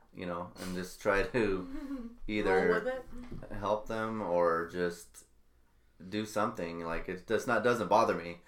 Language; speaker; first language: English; native; English